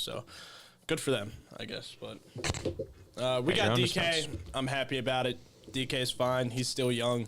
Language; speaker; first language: English; native; English